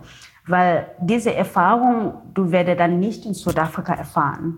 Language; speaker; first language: German; non-native, learner; Xhosa